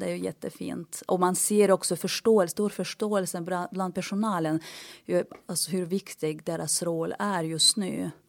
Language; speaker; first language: Swedish; non-native, fluent; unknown